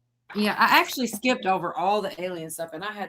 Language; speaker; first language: English; native; English